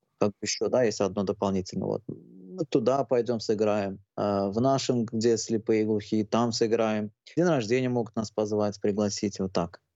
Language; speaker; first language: Russian; non-native, local second language; Azerbaijani